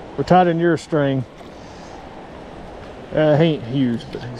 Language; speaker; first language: English; native; English